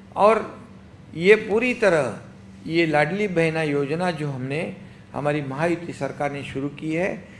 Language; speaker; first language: Hindi; non-native, local second language; Marathi